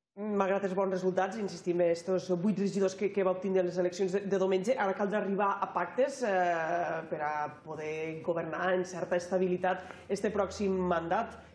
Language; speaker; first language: Catalan; native; Catalan